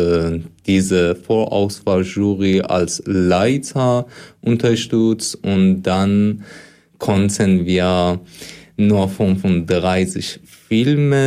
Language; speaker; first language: German; non-native, fluent; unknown